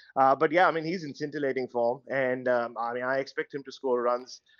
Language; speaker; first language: English; non-native, local second language; Tamil